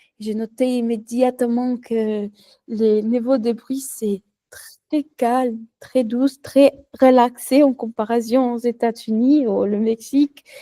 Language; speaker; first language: French; non-native, learner; Spanish